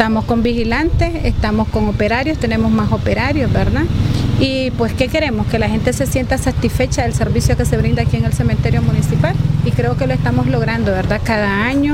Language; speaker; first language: Spanish; native; Spanish